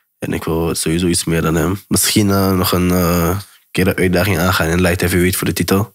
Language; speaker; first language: Dutch; native; Dutch